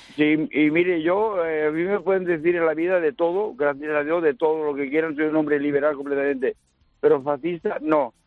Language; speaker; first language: Spanish; native; Spanish